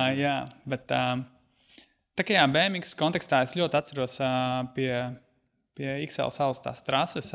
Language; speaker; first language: Latvian; native; Latvian